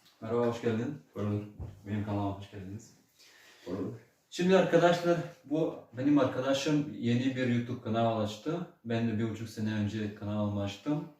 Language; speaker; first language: Turkish; early bilingual, heritage; Turkish